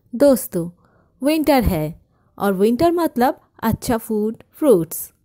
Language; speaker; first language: Hindi; non-native, local second language; Bangla